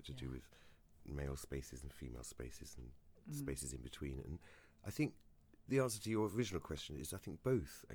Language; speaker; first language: English; native; English